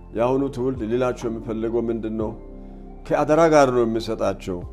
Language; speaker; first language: Amharic; non-native, local second language; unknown